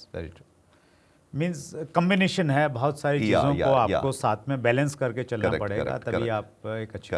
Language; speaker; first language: Hindi; native; Hindi